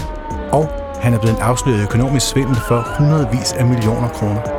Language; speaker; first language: Danish; native; Danish